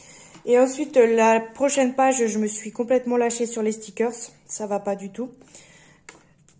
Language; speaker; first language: French; native; French